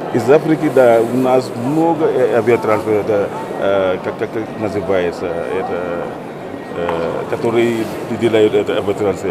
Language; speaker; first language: Russian; non-native, learner; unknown